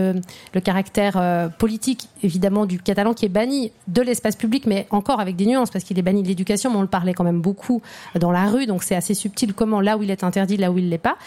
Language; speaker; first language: French; native; French